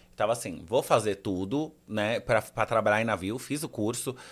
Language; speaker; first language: Portuguese; native; Portuguese